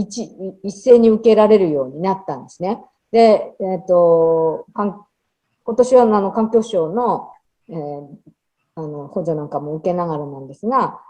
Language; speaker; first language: Japanese; native; Japanese